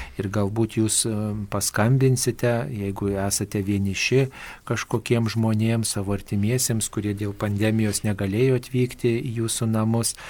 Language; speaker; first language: Lithuanian; native; Lithuanian